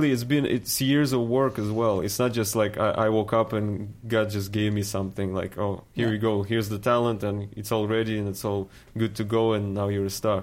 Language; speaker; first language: English; non-native, fluent; Russian